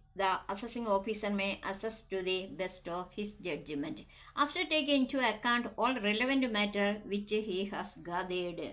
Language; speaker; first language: English; non-native, local second language; Malayalam